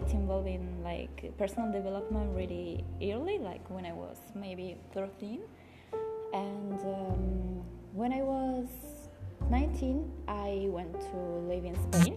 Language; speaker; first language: English; non-native, learner; Italian